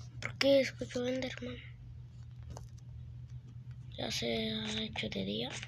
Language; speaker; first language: Spanish; early bilingual, heritage; Spanish